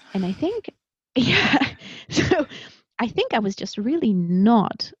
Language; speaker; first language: English; early bilingual, other home language; Russian